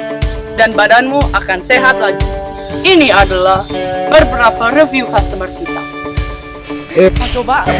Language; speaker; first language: Indonesian; non-native, fluent; English